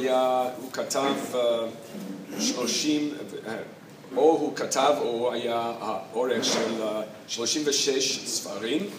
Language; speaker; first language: Hebrew; non-native, fluent; English